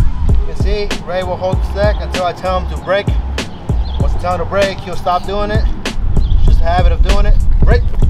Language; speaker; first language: English; early bilingual, other home language; Spanish